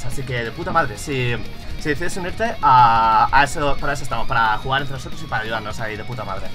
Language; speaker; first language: Spanish; native; Spanish